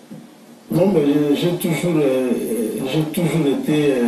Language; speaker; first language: French; non-native, local second language; Lingala